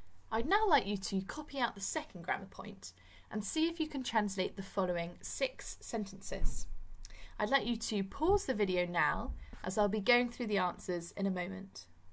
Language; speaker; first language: English; native; English